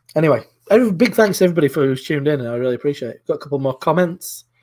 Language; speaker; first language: English; native; English